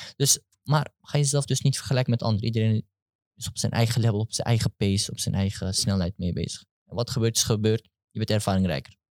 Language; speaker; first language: Dutch; early bilingual, other home language; Turkish